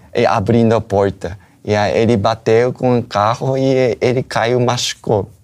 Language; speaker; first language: Portuguese; non-native, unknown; Japanese